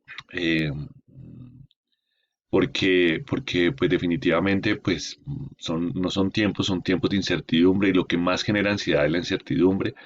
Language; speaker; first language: Spanish; native; Spanish